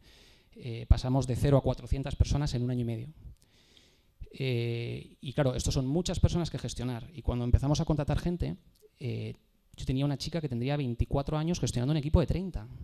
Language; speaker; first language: Spanish; native; Spanish